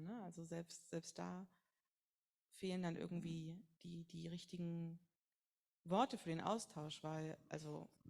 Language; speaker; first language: German; native; German